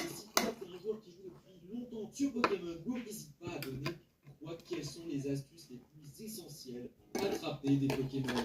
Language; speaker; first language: French; native; French